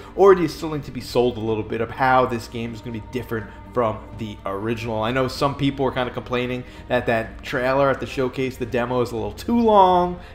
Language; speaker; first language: English; native; English